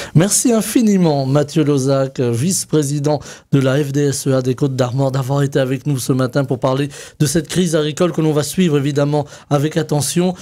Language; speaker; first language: French; native; French